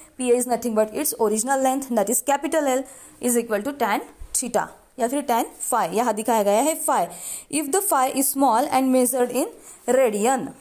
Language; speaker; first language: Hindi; non-native, local second language; Marathi